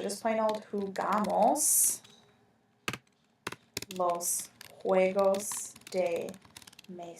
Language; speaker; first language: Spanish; non-native, fluent; English